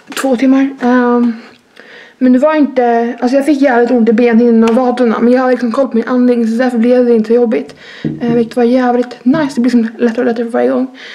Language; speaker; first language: Swedish; native; Swedish